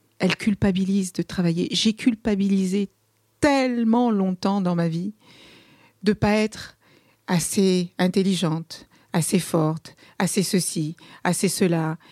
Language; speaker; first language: French; early bilingual, other home language; Kabuverdianu